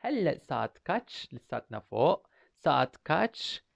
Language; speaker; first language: Arabic; non-native, fluent; Turkish